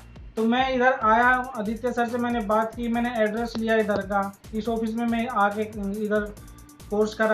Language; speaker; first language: Hindi; native; Hindi